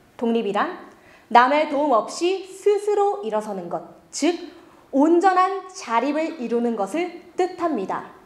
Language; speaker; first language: Korean; early bilingual, other home language; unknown